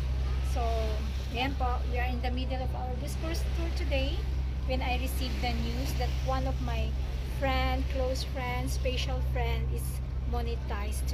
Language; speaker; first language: English; non-native, local second language; Filipino